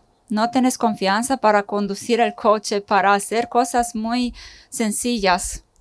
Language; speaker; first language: Spanish; non-native, fluent; Romanian